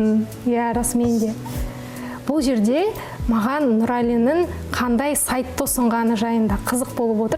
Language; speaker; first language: Kazakh; native; Kazakh